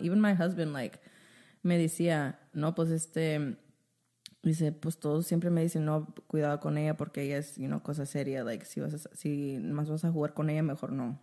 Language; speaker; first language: Spanish; early bilingual, heritage; Spanish